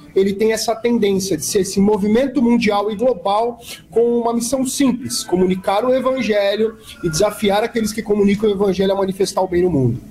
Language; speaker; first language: Portuguese; native; Portuguese